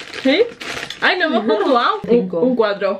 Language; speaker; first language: Spanish; native; Spanish